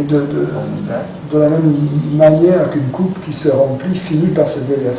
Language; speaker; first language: French; native; French